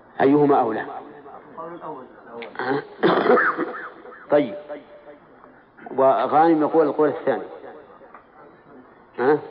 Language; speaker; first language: Arabic; native; Arabic